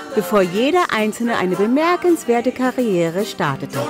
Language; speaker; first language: German; native; German